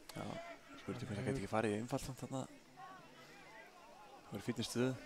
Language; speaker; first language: Icelandic; native; Icelandic